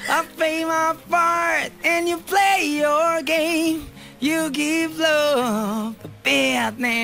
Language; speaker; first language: English; non-native, learner; Indonesian